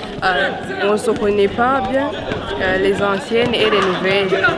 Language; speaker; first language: French; non-native, local second language; Rundi